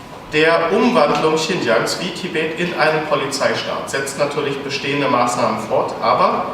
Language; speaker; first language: German; native; German